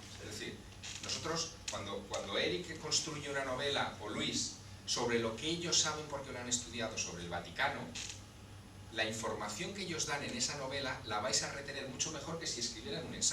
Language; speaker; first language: Spanish; native; Spanish